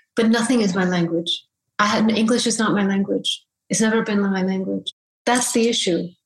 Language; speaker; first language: English; early bilingual, other home language; Bangla